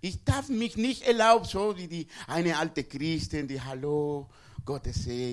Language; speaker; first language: German; non-native, learner; Spanish